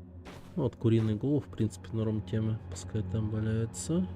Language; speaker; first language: Russian; native; Russian